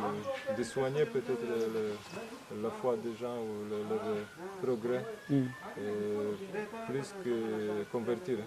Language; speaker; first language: French; non-native, fluent; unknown